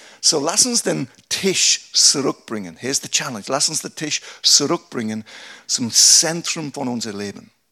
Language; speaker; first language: German; non-native, fluent; English